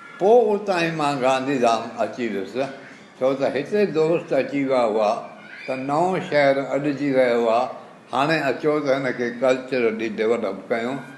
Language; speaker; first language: Sindhi; native; Sindhi